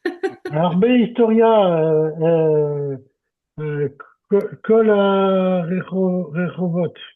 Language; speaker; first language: Hebrew; non-native, learner; French